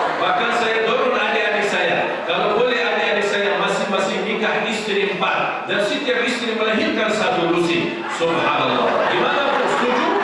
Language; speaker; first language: Indonesian; non-native, fluent; Arabic